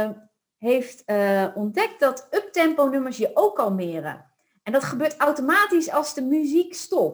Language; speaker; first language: Dutch; native; Dutch